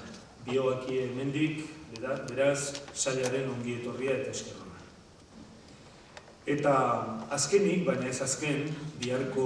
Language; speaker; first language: Basque; native; Basque